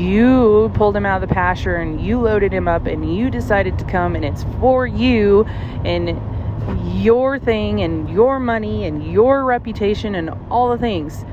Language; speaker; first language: English; native; English